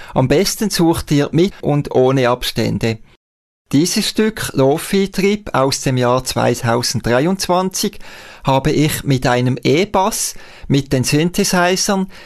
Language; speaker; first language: German; native; German